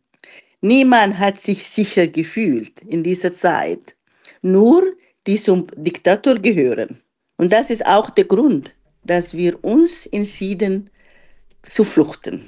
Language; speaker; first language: German; non-native, fluent; Arabic